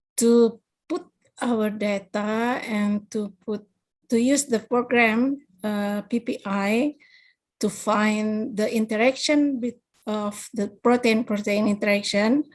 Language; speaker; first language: English; non-native, learner; Indonesian